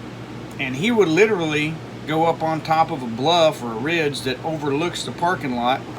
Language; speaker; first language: English; native; English